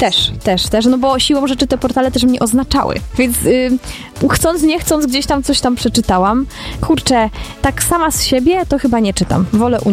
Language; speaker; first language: Polish; native; Polish